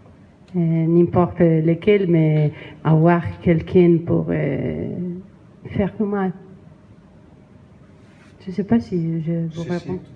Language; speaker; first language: French; non-native, learner; Spanish